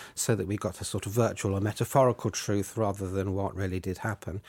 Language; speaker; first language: English; native; English